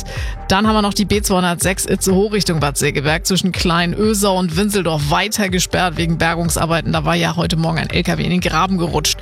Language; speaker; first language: German; native; German